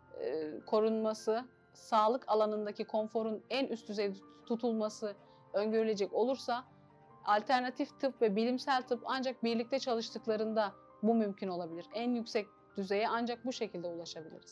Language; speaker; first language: Turkish; native; Turkish